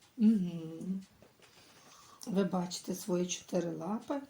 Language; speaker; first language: Ukrainian; native; Ukrainian